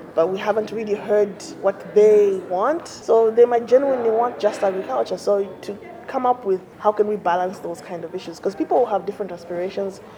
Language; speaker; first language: English; non-native, local second language; Bemba